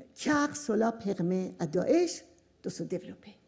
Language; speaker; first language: French; non-native, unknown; Persian